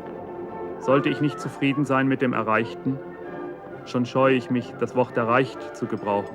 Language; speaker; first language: German; native; German